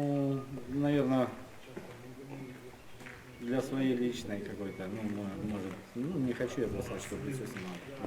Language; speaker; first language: Russian; native; Russian